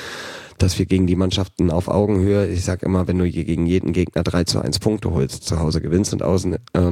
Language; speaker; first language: German; native; German